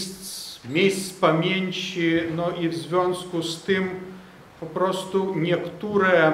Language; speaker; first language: Polish; non-native, fluent; Lithuanian